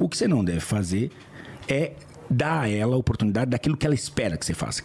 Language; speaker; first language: Portuguese; native; Portuguese